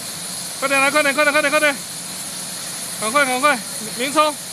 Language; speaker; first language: Chinese; native; Chinese